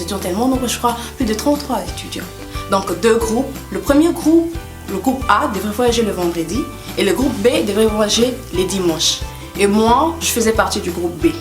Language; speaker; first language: French; non-native, local second language; Lingala